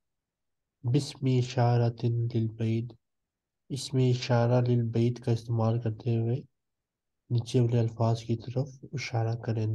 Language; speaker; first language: Urdu; native; Urdu